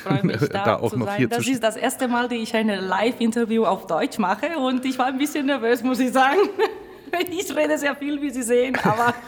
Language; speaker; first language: German; non-native, fluent; Spanish